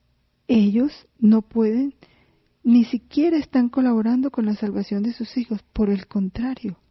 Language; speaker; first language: Spanish; native; Spanish